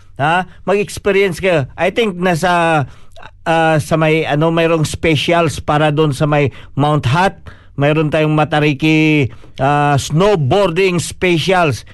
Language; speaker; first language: Filipino; non-native, local second language; Cebuano